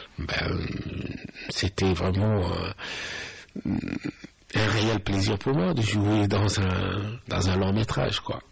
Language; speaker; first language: French; non-native, local second language; Lingala